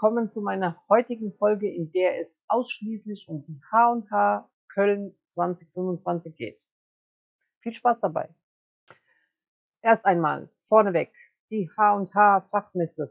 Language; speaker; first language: German; native; German